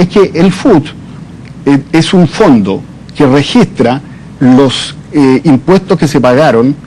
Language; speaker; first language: Spanish; native; Spanish